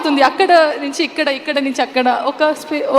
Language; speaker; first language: Telugu; non-native, learner; Kannada